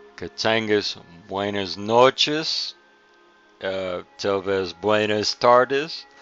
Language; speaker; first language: Spanish; non-native, learner; English